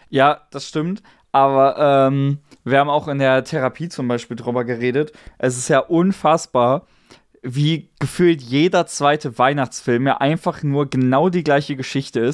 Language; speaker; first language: German; native; German